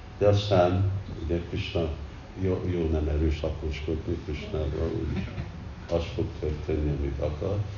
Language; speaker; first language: Hungarian; early bilingual, heritage; Hungarian